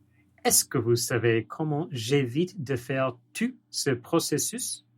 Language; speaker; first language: French; non-native, learner; English